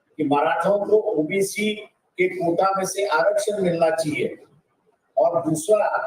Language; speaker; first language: Hindi; non-native, local second language; Marathi